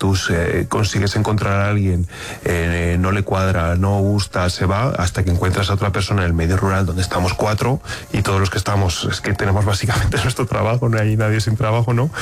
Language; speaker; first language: Spanish; native; Spanish